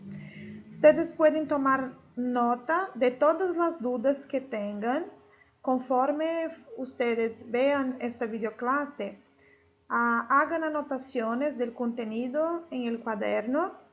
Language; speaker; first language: Spanish; non-native, fluent; Portuguese